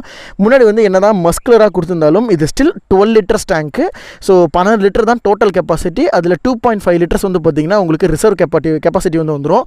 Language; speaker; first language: Tamil; native; Tamil